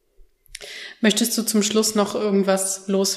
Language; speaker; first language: German; native; German